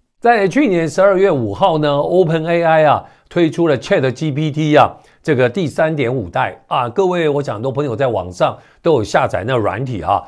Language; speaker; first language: Chinese; native; Chinese